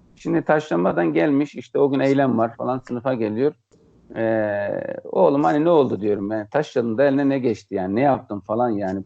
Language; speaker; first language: Turkish; native; Turkish